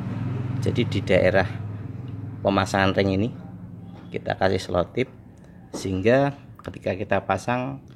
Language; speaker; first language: Indonesian; native; Indonesian